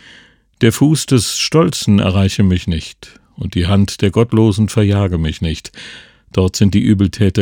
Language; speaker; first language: German; native; German